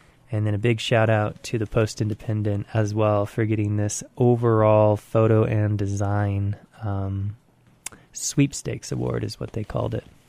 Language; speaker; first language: English; native; English